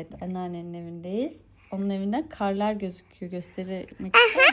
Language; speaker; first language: Turkish; native; Turkish